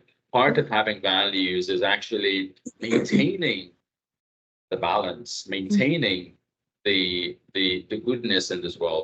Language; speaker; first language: English; non-native, fluent; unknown